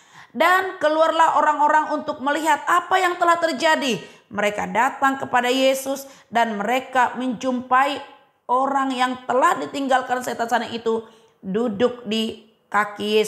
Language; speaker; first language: Indonesian; native; Indonesian